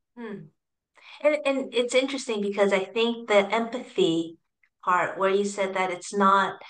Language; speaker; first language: English; early bilingual, other home language; Cantonese